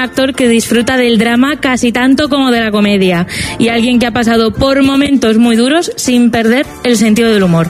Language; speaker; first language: Spanish; native; Spanish